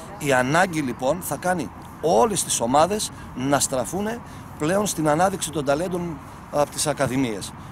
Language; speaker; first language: Greek; native; Greek